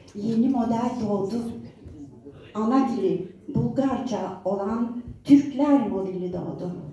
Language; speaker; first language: Turkish; native; Turkish